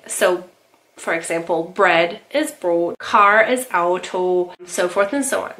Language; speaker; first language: English; native; English